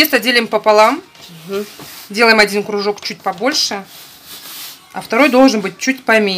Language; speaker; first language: Russian; non-native, local second language; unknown